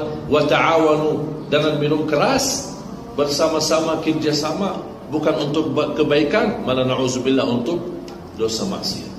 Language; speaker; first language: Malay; non-native, fluent; Arabic